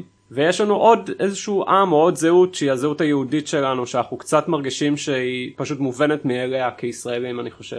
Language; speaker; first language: Hebrew; native; Hebrew